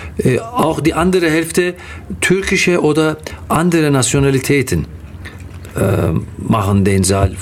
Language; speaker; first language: German; non-native, fluent; Turkish